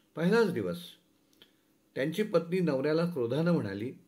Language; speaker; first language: Hindi; non-native, local second language; Marathi